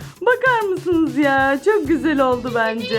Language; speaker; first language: Turkish; native; Turkish